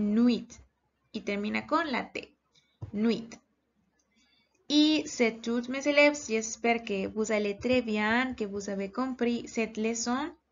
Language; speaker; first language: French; non-native, learner; Spanish